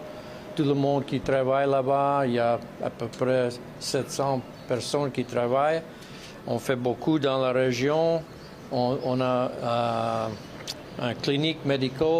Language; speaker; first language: French; non-native, learner; English